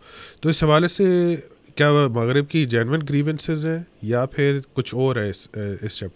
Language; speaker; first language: Urdu; native; Urdu